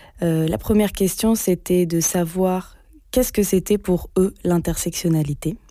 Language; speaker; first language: French; non-native, fluent; Italian